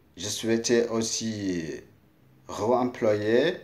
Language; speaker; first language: French; non-native, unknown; Arabic